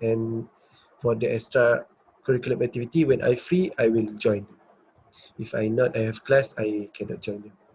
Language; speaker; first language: English; non-native, learner; Malay